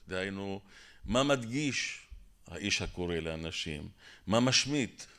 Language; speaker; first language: Hebrew; non-native, local second language; Arabic